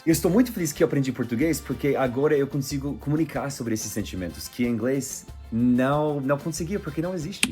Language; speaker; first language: Portuguese; non-native, fluent; English